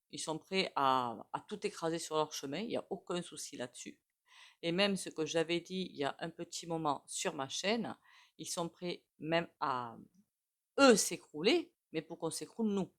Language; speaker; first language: French; native; French